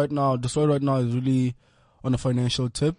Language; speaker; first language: English; non-native, local second language; Zulu